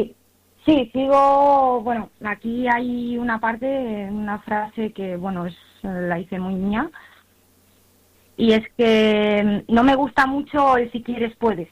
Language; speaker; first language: Spanish; native; Spanish